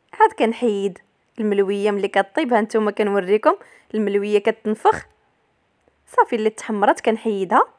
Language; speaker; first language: Arabic; native; Arabic